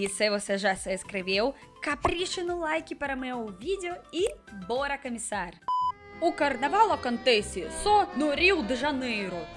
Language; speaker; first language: Portuguese; non-native, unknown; Russian